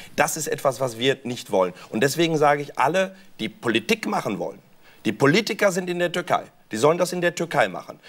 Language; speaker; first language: German; early bilingual, other home language; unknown